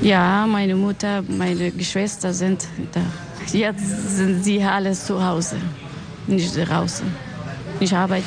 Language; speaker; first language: German; non-native, learner; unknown